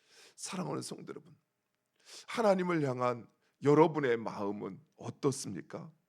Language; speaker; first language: Korean; native; Korean